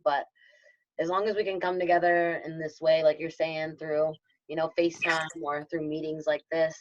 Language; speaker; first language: English; native; English